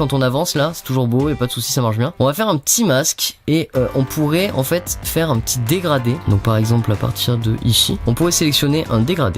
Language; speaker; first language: French; native; French